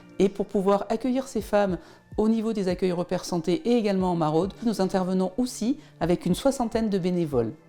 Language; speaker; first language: French; native; French